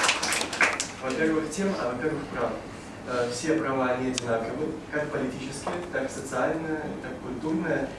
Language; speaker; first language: Russian; native; Russian